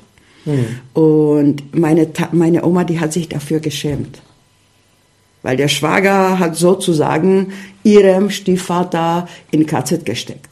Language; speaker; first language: German; non-native, fluent; Czech